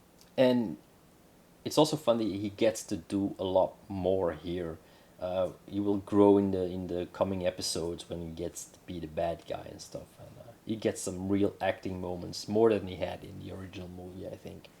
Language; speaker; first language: English; non-native, fluent; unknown